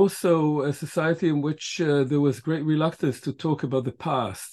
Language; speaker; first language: English; non-native, fluent; Hebrew